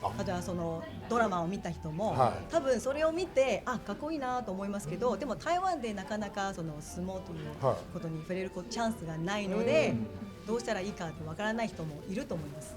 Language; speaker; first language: Japanese; non-native, fluent; Chinese